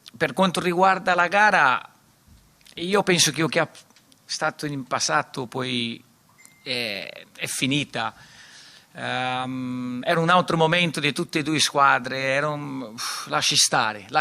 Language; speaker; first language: Italian; non-native, fluent; Portuguese